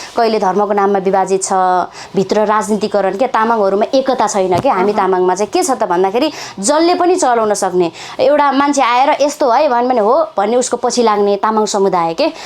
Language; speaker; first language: Nepali; non-native, local second language; Eastern Tamang